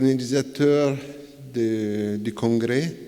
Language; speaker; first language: French; non-native, fluent; Italian